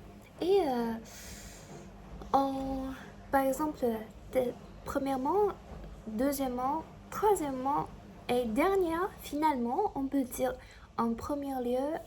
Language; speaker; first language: French; non-native, learner; Chinese